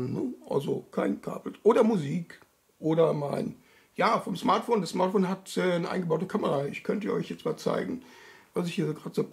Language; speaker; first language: German; native; German